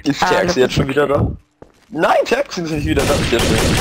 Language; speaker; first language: German; native; German